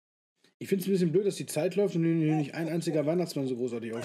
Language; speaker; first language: German; native; German